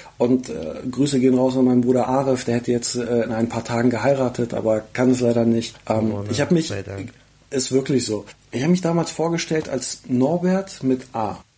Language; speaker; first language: German; early bilingual, other home language; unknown